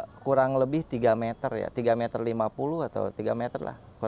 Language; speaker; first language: Indonesian; native; Indonesian